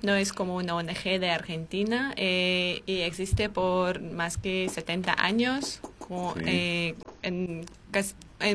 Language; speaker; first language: Spanish; non-native, learner; Armenian